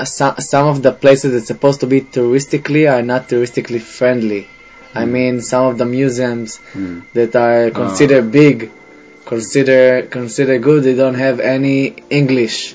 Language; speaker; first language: English; non-native, fluent; Hebrew